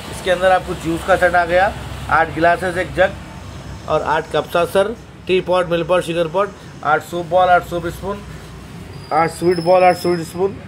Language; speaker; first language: Hindi; non-native, local second language; Urdu